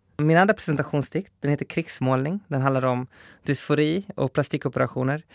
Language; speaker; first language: Swedish; early bilingual, other home language; Spanish